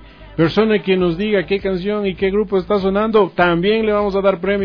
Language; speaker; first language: Spanish; native; Spanish